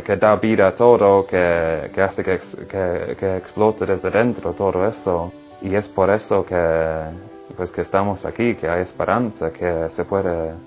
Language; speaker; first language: Spanish; non-native, fluent; English